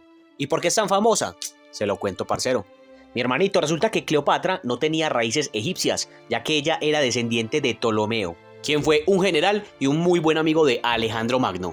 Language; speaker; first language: Spanish; native; Spanish